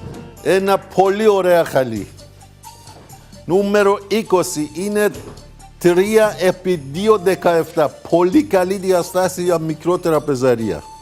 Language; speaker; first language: Greek; non-native, learner; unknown